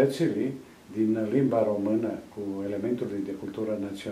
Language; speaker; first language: Romanian; non-native, local second language; Serbian